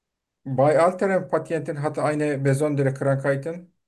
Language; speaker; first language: German; non-native, learner; Turkish